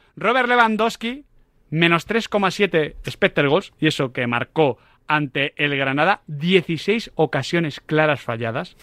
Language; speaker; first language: Spanish; native; Spanish